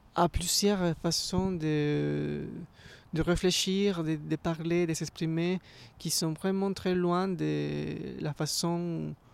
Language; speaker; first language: French; non-native, fluent; Spanish